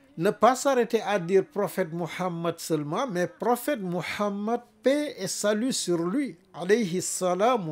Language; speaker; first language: French; non-native, local second language; Wolof